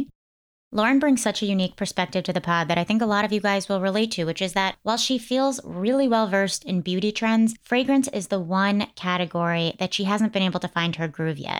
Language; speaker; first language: English; native; English